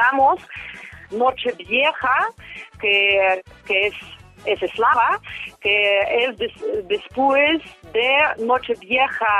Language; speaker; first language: Spanish; non-native, fluent; Ukrainian